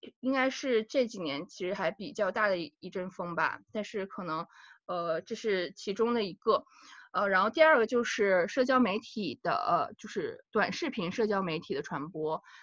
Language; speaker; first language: Chinese; native; Chinese